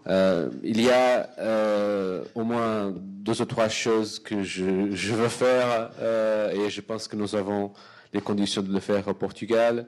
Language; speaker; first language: French; non-native, fluent; Portuguese